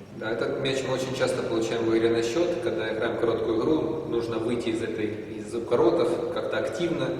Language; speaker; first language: Russian; native; Russian